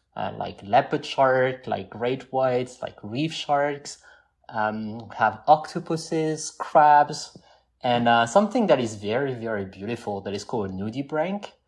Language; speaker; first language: English; non-native, fluent; French